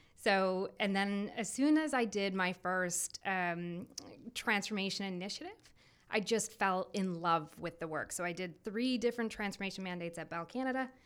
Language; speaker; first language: English; native; English